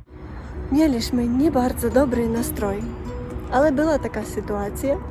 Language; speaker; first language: Polish; non-native, learner; Russian